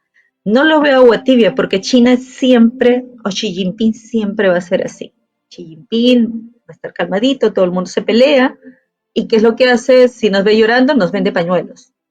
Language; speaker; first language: Spanish; native; Spanish